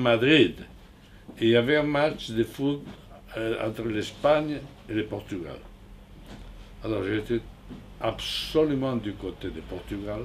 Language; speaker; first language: French; non-native, fluent; Spanish